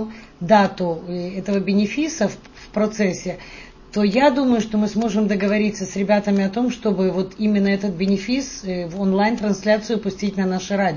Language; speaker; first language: Russian; native; Russian